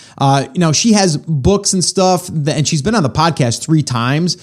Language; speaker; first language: English; native; English